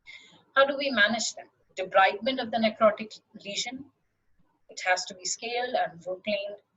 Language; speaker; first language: English; non-native, local second language; Malayalam